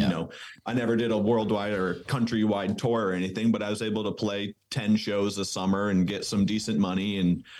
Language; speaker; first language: English; native; English